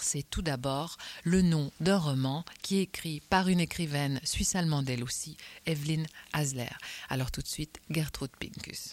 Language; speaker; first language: French; native; French